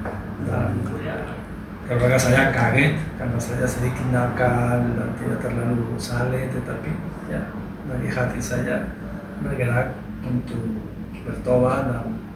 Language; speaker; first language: Indonesian; non-native, learner; Spanish